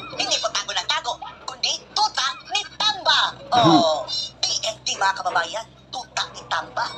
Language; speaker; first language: Filipino; native; Filipino